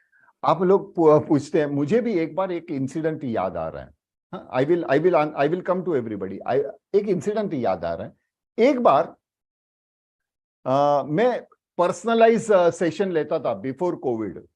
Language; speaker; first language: Hindi; native; Hindi